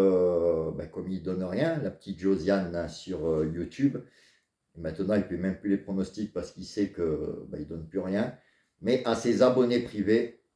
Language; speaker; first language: French; native; French